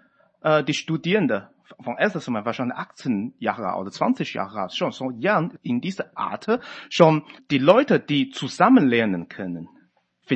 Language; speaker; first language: German; non-native, fluent; Chinese